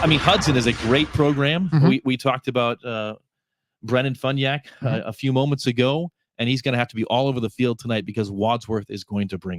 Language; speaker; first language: English; native; English